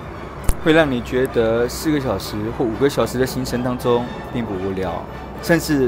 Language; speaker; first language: Chinese; native; Chinese